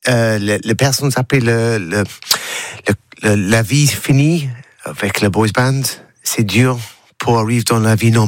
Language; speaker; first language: French; non-native, learner; English